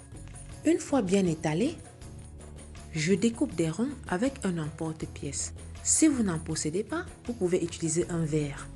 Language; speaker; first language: French; native; French